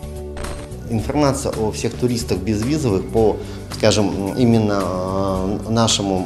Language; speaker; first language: Russian; native; Russian